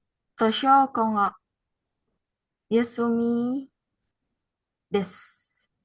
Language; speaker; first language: Japanese; non-native, learner; Indonesian